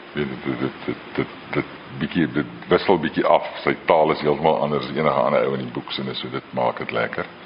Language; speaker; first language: Afrikaans; native; Afrikaans